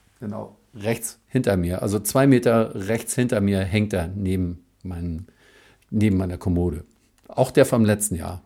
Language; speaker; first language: German; native; German